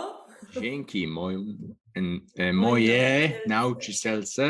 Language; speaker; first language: Polish; non-native, learner; English